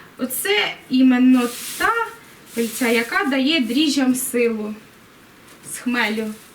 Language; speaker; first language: Ukrainian; native; Ukrainian